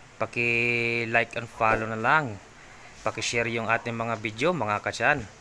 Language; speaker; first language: Filipino; native; Filipino